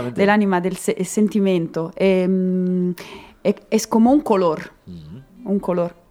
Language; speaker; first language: Spanish; non-native, learner; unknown